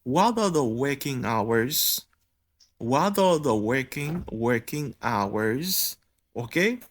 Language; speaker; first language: English; non-native, fluent; Haitian Creole